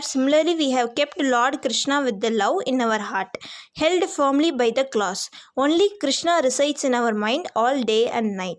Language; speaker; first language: English; non-native, local second language; Hindi